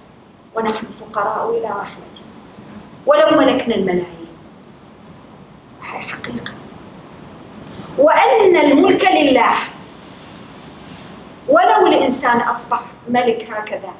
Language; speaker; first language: Arabic; native; Arabic